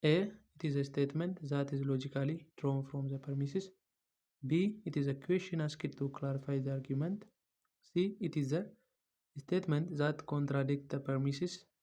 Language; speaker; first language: English; non-native, local second language; Amharic